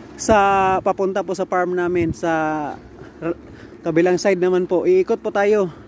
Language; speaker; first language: Filipino; non-native, local second language; Cebuano